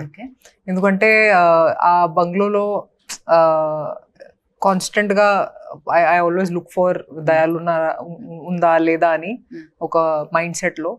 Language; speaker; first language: Telugu; non-native, fluent; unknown